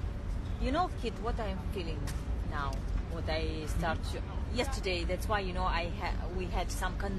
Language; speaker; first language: English; non-native, learner; Russian